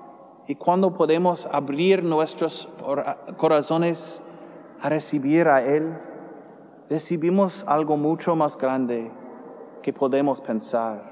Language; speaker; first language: Spanish; non-native, learner; English